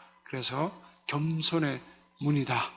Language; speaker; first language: Korean; native; Korean